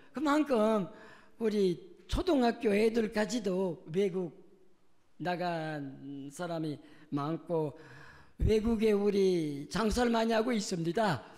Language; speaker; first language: Korean; non-native, fluent; French